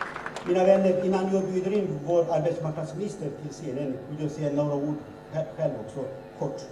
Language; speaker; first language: Swedish; early bilingual, other home language; Assyrian Neo-Aramaic